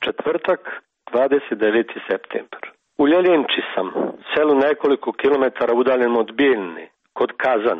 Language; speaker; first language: Serbian; native; Serbian